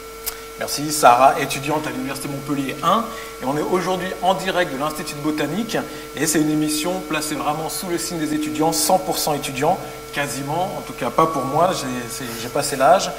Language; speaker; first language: French; native; French